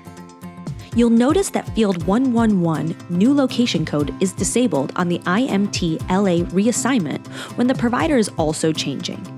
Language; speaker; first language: English; native; English